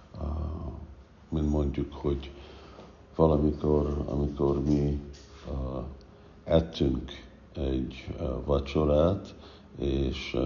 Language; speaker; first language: Hungarian; non-native, fluent; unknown